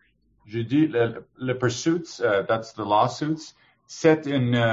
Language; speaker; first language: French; non-native, learner; English